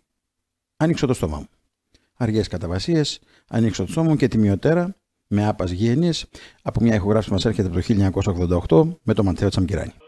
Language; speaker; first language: Greek; native; Greek